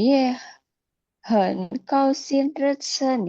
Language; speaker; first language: Chinese; non-native, learner; Indonesian